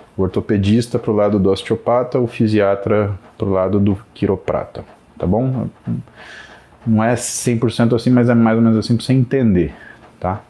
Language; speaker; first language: Portuguese; native; Portuguese